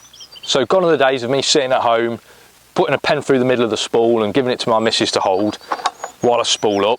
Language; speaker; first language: English; native; English